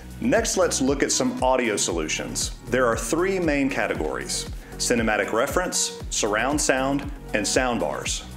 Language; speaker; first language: English; native; English